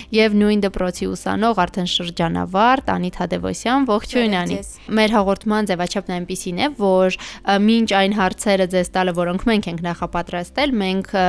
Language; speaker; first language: Armenian; native; Armenian